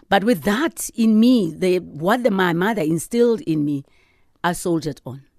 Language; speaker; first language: English; non-native, local second language; Southern Sotho